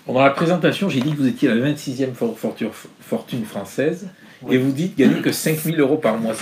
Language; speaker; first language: French; native; French